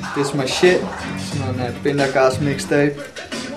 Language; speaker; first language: Dutch; early bilingual, other home language; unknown